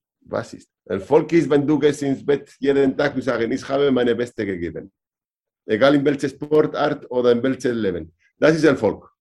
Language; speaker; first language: German; non-native, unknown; Spanish